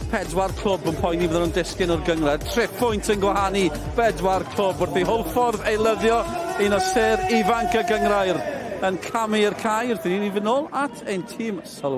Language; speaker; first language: Welsh; native; Welsh